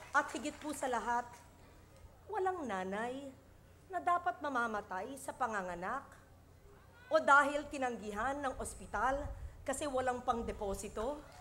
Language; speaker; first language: Filipino; native; Filipino